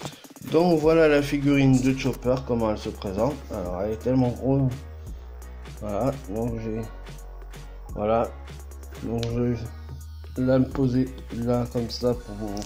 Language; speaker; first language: French; native; French